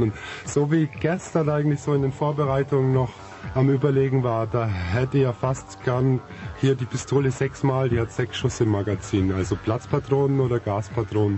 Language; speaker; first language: German; native; German